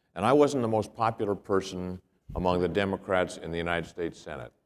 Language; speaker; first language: English; native; English